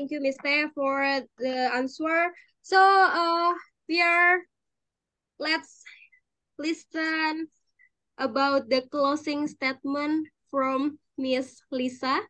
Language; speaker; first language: English; non-native, learner; Indonesian